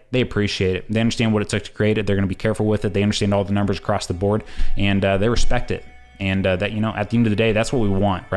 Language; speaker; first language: English; native; English